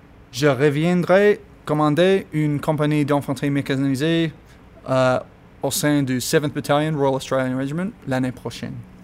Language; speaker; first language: French; non-native, learner; English